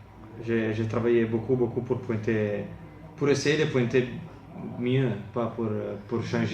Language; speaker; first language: French; non-native, fluent; Italian